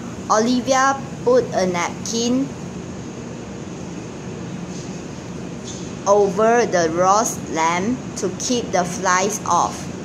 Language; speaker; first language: English; non-native, local second language; Chinese